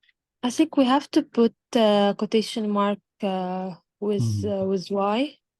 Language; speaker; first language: English; non-native, learner; Arabic